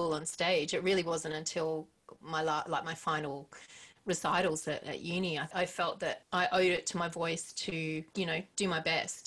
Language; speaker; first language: English; native; English